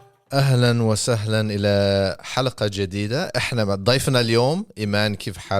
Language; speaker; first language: Arabic; non-native, fluent; English